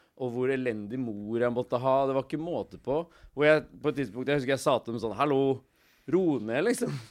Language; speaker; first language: Norwegian; native; Norwegian